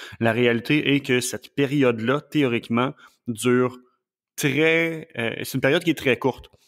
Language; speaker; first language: French; native; French